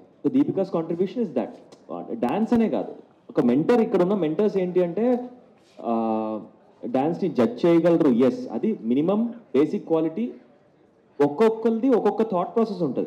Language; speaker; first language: Telugu; native; Telugu